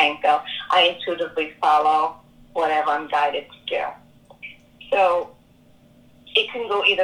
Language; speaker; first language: English; native; English